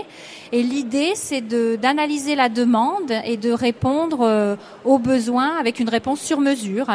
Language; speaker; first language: French; native; French